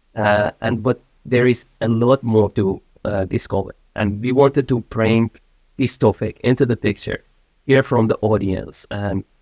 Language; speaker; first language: English; non-native, fluent; Persian